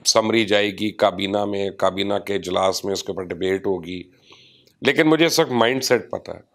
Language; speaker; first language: Urdu; non-native, local second language; Punjabi